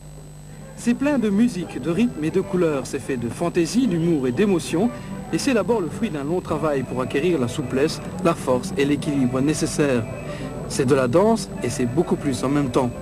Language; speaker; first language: French; native; French